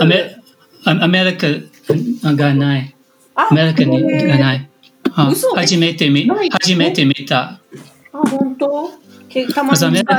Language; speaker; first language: Japanese; non-native, learner; English